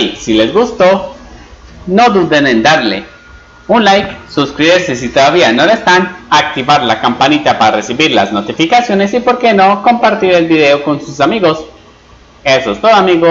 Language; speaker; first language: Spanish; native; Spanish